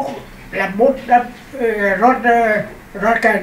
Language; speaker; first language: Vietnamese; native; Vietnamese